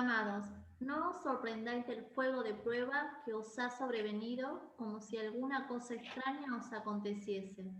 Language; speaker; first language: Spanish; native; Spanish